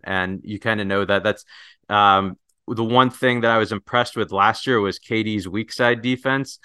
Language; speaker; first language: English; native; English